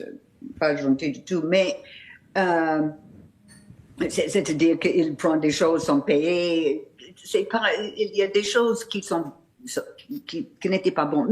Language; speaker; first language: French; non-native, fluent; English